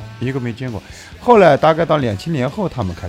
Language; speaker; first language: Chinese; native; Chinese